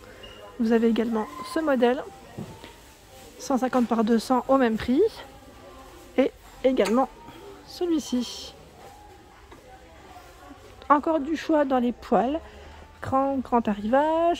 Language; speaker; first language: French; native; French